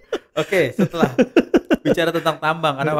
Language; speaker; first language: Indonesian; native; Indonesian